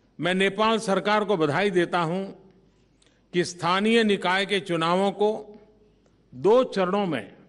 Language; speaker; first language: Hindi; native; Hindi